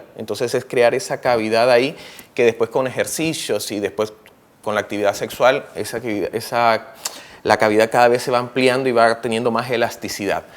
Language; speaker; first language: Spanish; native; Spanish